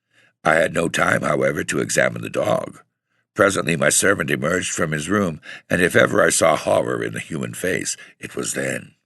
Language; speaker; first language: English; native; English